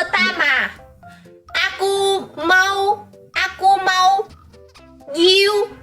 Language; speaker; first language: Indonesian; non-native, learner; Vietnamese